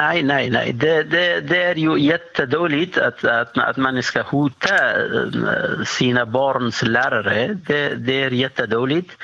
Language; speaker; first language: Swedish; non-native, fluent; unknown